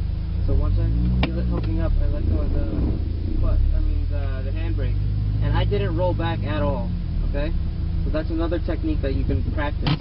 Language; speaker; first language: English; native; English